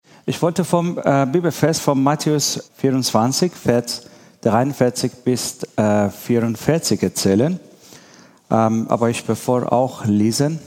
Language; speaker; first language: German; non-native, learner; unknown